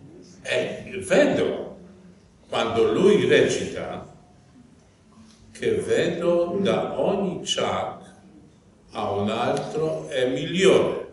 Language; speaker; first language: Italian; non-native, fluent; Polish